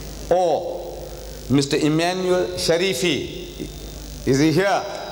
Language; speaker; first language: English; early bilingual, other home language; Gujarati